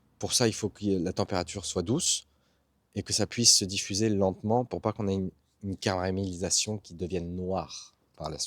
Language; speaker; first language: French; native; French